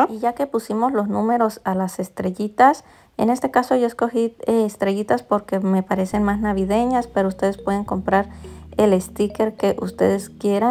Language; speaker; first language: Spanish; native; Spanish